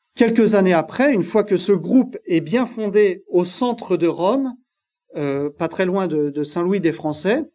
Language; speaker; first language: French; native; French